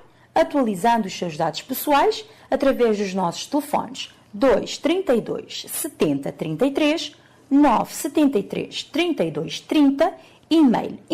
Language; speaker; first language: Portuguese; non-native, local second language; Kabuverdianu